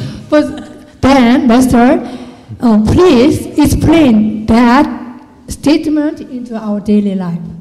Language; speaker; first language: English; non-native, learner; Korean